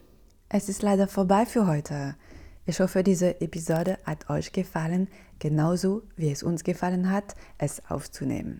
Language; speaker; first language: German; non-native, fluent; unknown